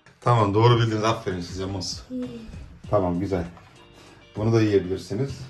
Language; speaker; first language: Turkish; early bilingual, heritage; Turkish